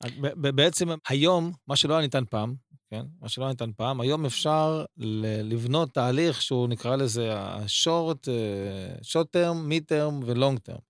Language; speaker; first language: Hebrew; native; Hebrew